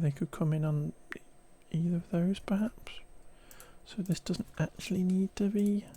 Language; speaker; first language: English; native; English